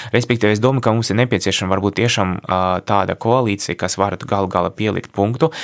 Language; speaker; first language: Latvian; non-native, local second language; Russian